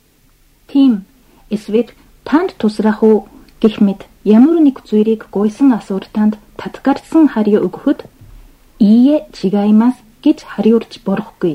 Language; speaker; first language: Mongolian; non-native, fluent; Japanese